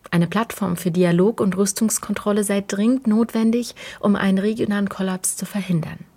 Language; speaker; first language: German; native; German